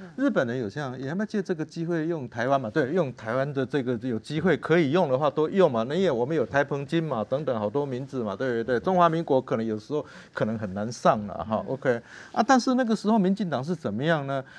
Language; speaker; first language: Chinese; native; Chinese